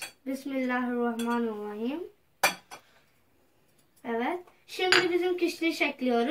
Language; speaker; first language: Turkish; non-native, fluent; Urdu